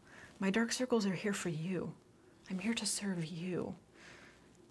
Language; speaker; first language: English; native; English